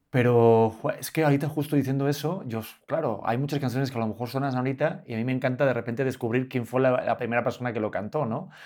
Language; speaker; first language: Spanish; native; Spanish